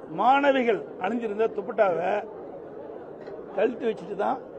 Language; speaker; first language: Tamil; native; Tamil